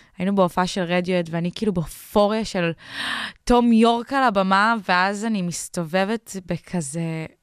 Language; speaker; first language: Hebrew; native; Hebrew